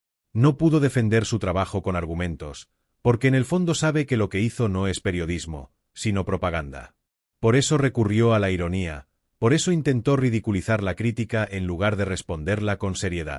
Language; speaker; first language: Spanish; native; Spanish